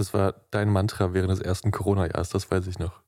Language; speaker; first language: German; native; German